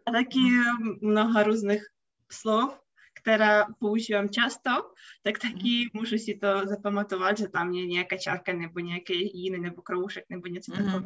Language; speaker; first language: Czech; non-native, fluent; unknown